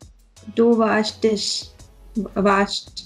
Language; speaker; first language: German; non-native, learner; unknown